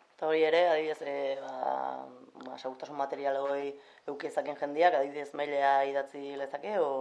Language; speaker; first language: Basque; native; Basque